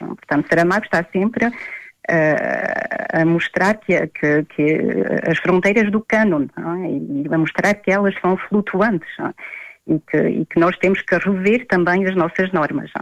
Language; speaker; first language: Portuguese; native; Portuguese